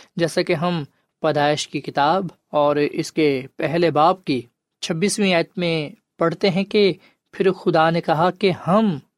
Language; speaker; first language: Urdu; non-native, local second language; Punjabi